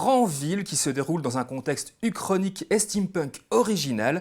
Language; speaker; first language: French; native; French